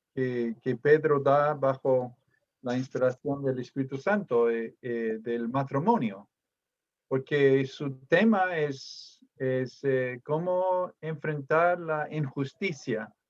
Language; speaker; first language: Spanish; non-native, fluent; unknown